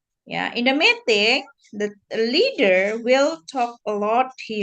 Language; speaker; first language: English; non-native, fluent; Indonesian